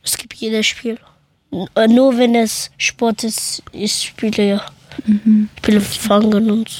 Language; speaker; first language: German; early bilingual, other home language; Persian